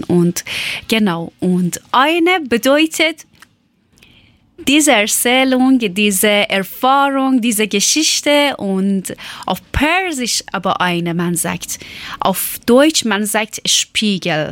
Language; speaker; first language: German; non-native, learner; Persian